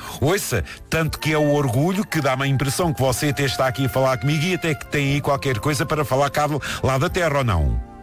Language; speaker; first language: Portuguese; native; Portuguese